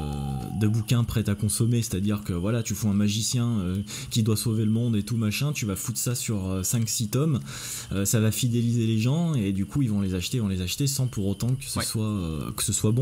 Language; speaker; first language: French; native; French